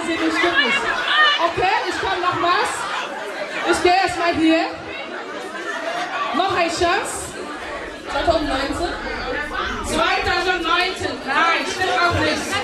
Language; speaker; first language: German; non-native, fluent; Igbo